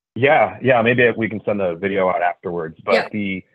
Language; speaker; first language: English; native; English